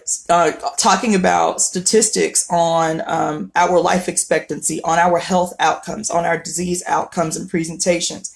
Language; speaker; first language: English; native; English